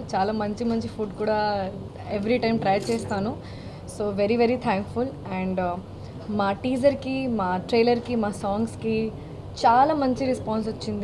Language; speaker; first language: Telugu; non-native, fluent; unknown